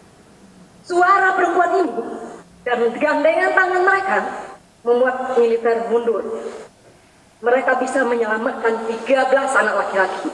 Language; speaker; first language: Indonesian; native; Indonesian